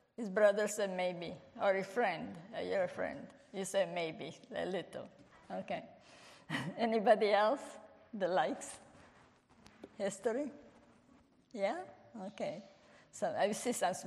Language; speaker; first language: English; non-native, fluent; Italian